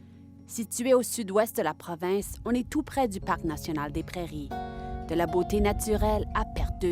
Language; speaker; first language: French; native; French